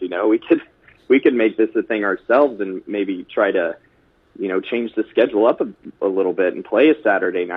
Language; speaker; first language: English; native; English